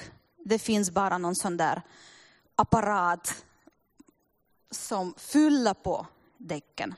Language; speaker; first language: Swedish; non-native, fluent; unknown